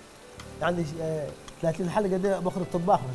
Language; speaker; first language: Arabic; native; Arabic